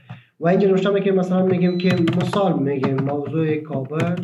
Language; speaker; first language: Persian; native; Persian